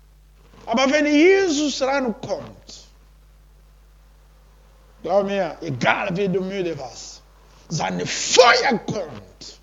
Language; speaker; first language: German; non-native, learner; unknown